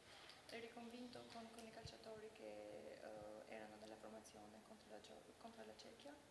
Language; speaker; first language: Italian; non-native, fluent; Albanian